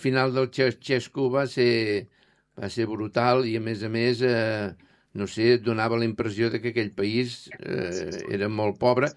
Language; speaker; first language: Catalan; native; Catalan